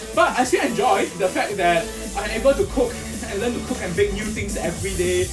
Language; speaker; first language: English; non-native, local second language; Chinese